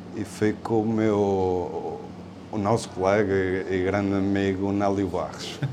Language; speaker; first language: Portuguese; early bilingual, other home language; Spanish